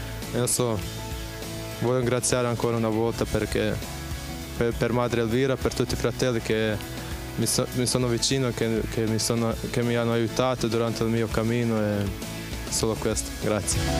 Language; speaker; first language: Italian; non-native, fluent; Bosnian